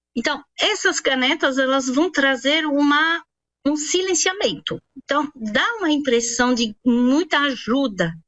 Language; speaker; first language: Portuguese; non-native, fluent; French